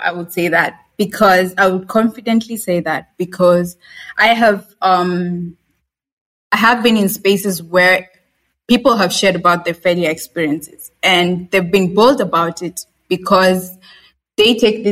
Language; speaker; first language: English; non-native, local second language; Swahili